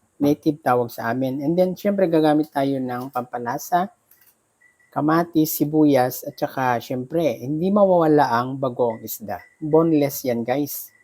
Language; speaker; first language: Filipino; non-native, local second language; Iloko